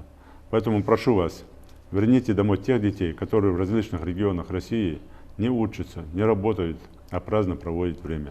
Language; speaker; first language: Russian; non-native, local second language; Ingush